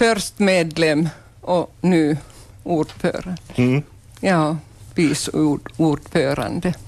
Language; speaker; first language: Swedish; non-native, local second language; Finnish